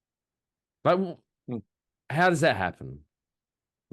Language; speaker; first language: English; native; English